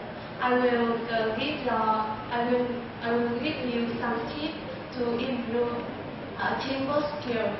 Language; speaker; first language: English; non-native, learner; Vietnamese